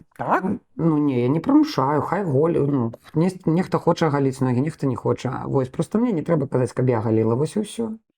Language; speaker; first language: Belarusian; non-native, local second language; Russian